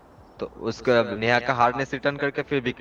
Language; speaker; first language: Hindi; native; Hindi